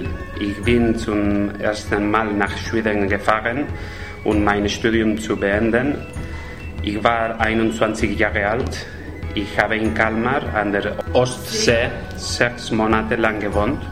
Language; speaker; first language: German; non-native, fluent; Spanish